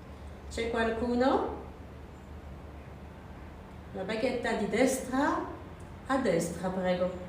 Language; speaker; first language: Italian; non-native, learner; French